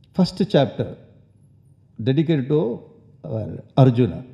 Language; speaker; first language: English; non-native, local second language; Tamil